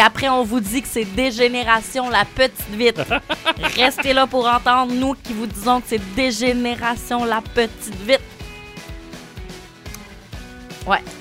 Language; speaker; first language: French; native; French